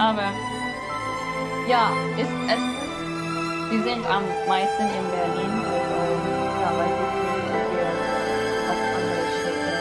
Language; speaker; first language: German; non-native, learner; English